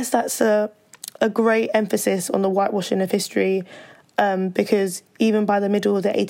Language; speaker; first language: English; native; English